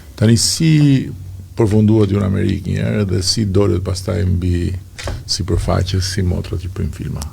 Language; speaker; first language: Albanian; native; Albanian